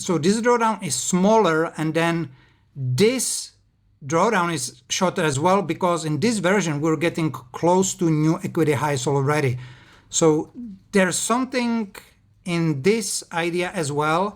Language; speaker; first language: English; non-native, fluent; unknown